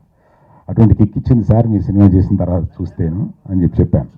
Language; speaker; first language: Telugu; native; Telugu